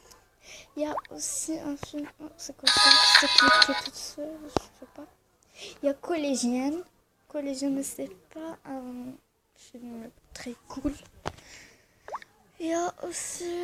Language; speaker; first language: French; non-native, learner; Arabic